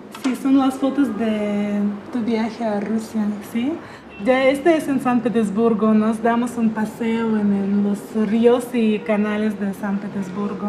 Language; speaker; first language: Spanish; non-native, fluent; Russian